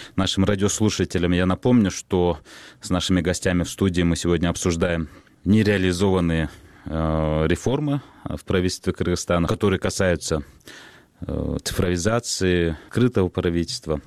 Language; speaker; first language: Russian; non-native, local second language; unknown